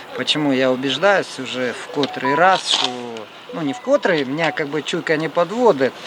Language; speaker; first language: Russian; non-native, local second language; Ukrainian